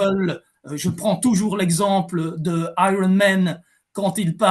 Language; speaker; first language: French; native; French